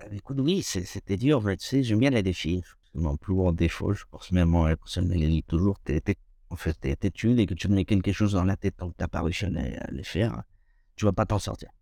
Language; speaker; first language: French; non-native, fluent; Spanish